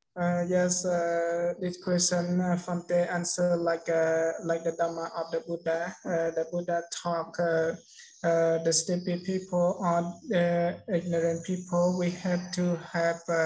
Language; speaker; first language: English; non-native, learner; Khmer